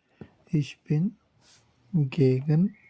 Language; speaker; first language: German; non-native, learner; Urdu